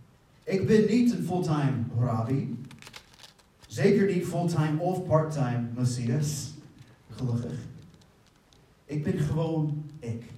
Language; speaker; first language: Dutch; non-native, fluent; English